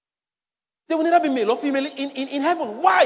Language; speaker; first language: English; non-native, local second language; Bini